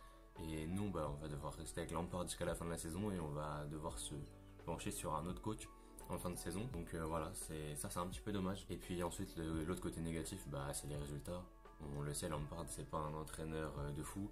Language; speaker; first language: French; native; French